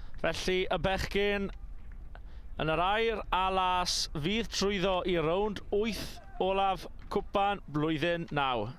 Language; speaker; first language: Welsh; native; Welsh